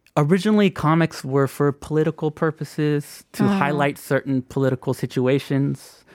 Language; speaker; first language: English; native; English